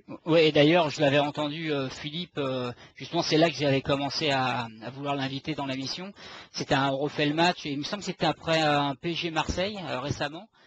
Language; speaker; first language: French; native; French